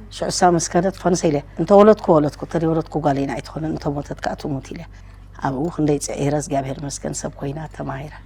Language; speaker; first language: Tigrinya; native; Tigrinya